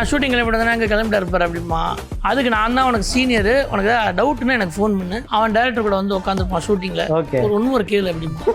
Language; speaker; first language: Tamil; native; Tamil